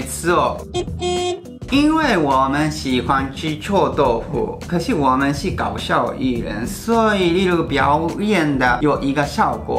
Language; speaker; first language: Chinese; non-native, fluent; Japanese